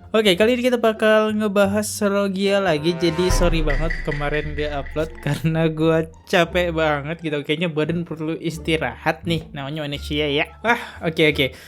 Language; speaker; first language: Indonesian; native; Indonesian